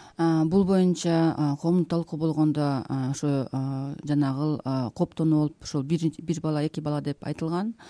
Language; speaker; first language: Kyrgyz; native; Kyrgyz